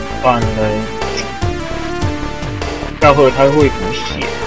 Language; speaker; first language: Chinese; native; Chinese